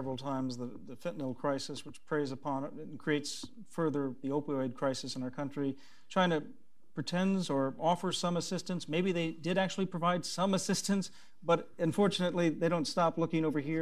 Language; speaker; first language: English; native; English